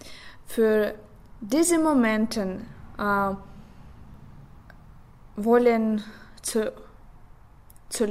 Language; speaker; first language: German; non-native, learner; Russian